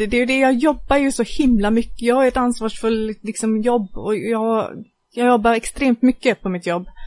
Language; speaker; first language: Swedish; native; Swedish